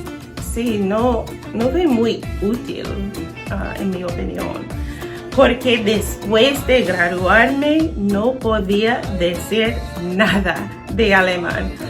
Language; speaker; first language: Spanish; non-native, learner; English